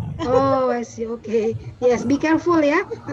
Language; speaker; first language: English; non-native, fluent; Indonesian